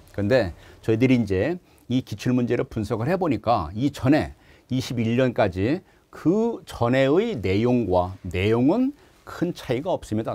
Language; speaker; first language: Korean; native; Korean